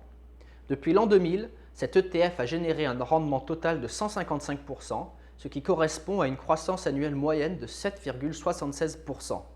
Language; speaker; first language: French; native; French